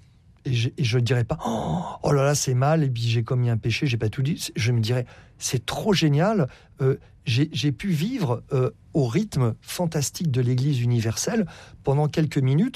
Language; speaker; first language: French; native; French